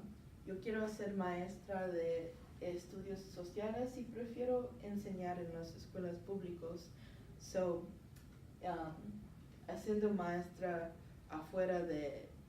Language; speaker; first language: Spanish; non-native, learner; English